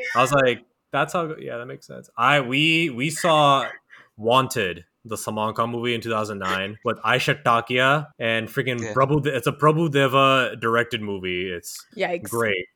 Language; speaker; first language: English; native; English